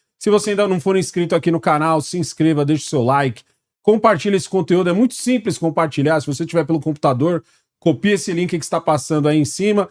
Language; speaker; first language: Portuguese; native; Portuguese